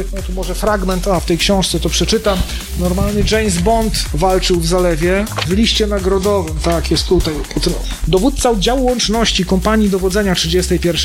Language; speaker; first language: Polish; native; Polish